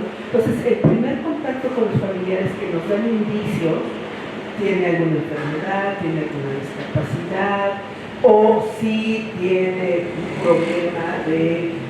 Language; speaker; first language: Spanish; native; Spanish